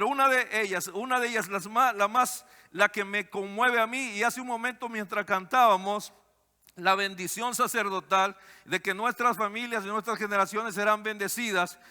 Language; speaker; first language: Spanish; native; Spanish